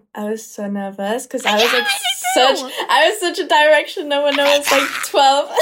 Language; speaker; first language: English; native; English